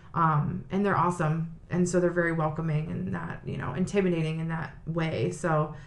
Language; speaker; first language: English; native; English